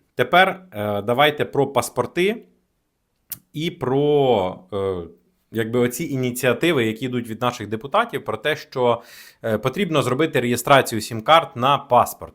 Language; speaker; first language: Ukrainian; native; Ukrainian